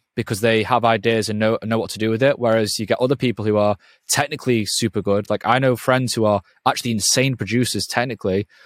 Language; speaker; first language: English; native; English